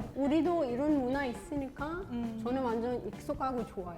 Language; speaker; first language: Korean; non-native, learner; Persian